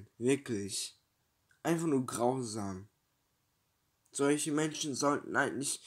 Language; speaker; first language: German; early bilingual, other home language; Turkish